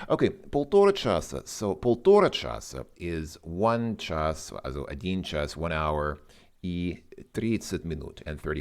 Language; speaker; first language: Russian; non-native, fluent; English